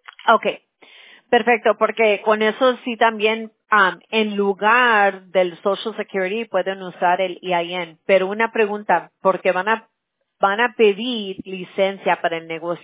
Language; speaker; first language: Spanish; early bilingual, heritage; Spanish